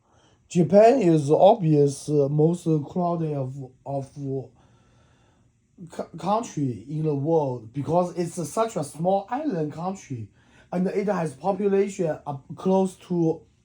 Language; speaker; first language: English; non-native, learner; Chinese